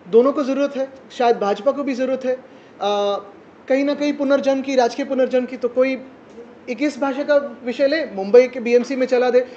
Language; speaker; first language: Hindi; non-native, local second language; Marathi